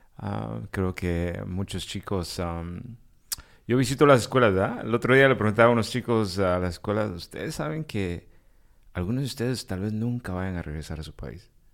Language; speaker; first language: Spanish; early bilingual, heritage; Spanish